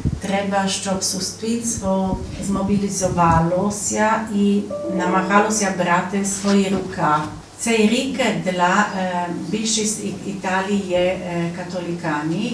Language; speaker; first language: Ukrainian; non-native, learner; Polish